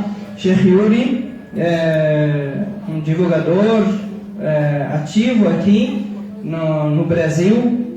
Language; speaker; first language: Portuguese; non-native, fluent; Arabic